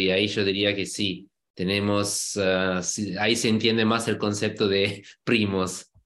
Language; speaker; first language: Spanish; non-native, fluent; German